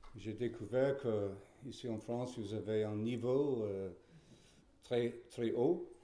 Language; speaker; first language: French; non-native, fluent; English